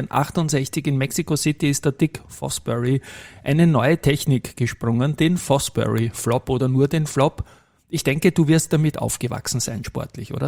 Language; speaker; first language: German; native; German